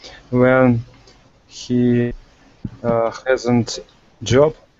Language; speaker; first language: English; non-native, learner; Russian